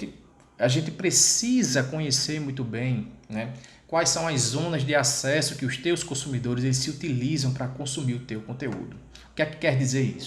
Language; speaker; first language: Portuguese; native; Portuguese